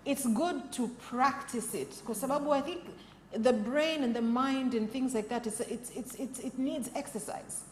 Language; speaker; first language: English; non-native, local second language; Swahili